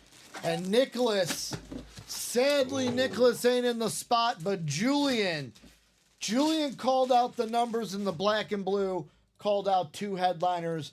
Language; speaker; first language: English; native; English